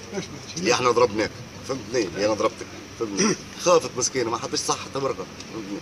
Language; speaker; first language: Arabic; native; Arabic